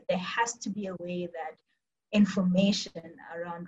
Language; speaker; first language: English; non-native, local second language; Tswana